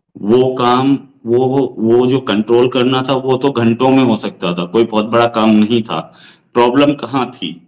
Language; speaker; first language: Hindi; native; Hindi